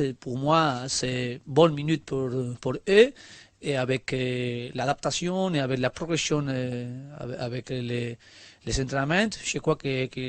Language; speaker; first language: French; non-native, learner; Spanish